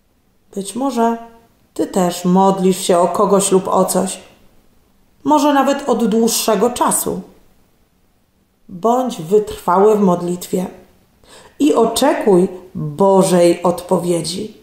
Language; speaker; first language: Polish; native; Polish